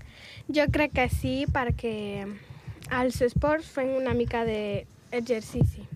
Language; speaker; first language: Catalan; non-native, local second language; Spanish